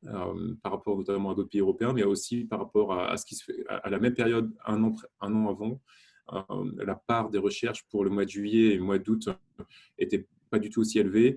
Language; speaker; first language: French; native; French